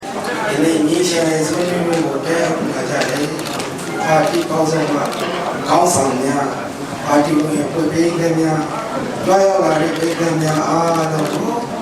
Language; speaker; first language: Burmese; native; Burmese